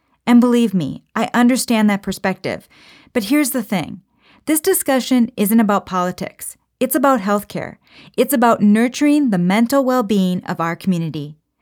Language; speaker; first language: English; native; English